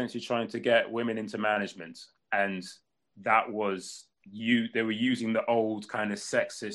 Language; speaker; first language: English; native; English